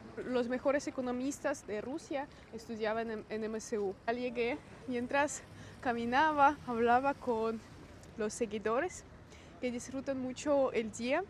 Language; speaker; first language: Spanish; non-native, fluent; Russian